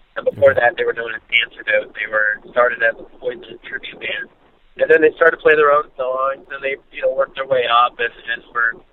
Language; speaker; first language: English; native; English